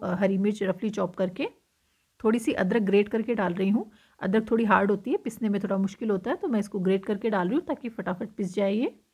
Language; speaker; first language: Hindi; native; Hindi